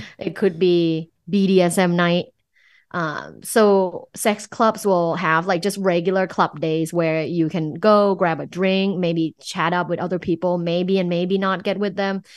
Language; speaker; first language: English; non-native, fluent; Thai